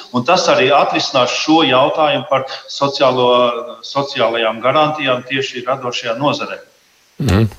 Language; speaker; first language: Latvian; native; Latvian